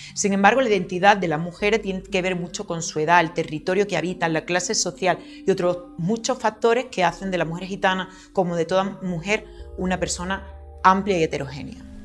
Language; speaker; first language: Spanish; native; Spanish